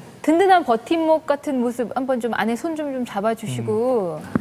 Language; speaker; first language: Korean; native; Korean